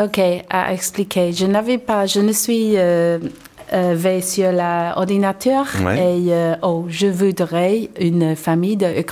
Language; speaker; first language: French; non-native, learner; English